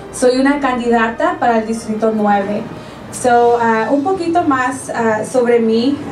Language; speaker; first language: Spanish; early bilingual, heritage; Spanish